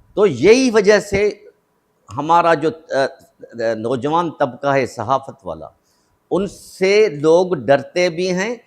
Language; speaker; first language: Urdu; non-native, local second language; Sindhi